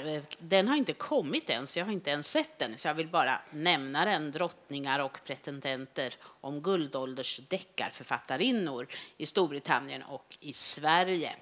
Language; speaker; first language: Swedish; native; Swedish